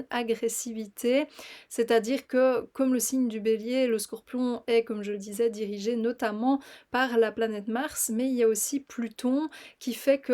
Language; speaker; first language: French; native; French